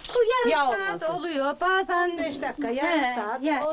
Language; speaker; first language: Turkish; native; Turkish